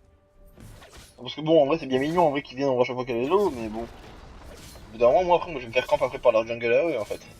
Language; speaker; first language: French; native; French